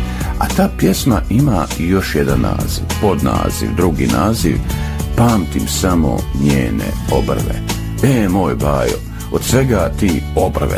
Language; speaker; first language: Bosnian; native; Bosnian